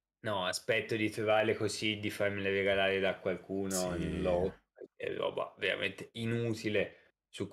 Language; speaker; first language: Italian; native; Italian